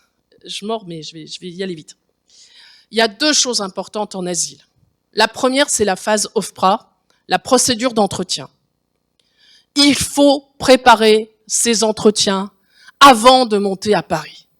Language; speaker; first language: French; native; French